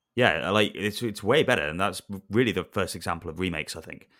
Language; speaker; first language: English; native; English